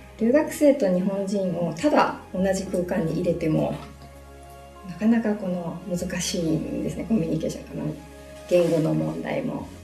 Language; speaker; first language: Japanese; native; Japanese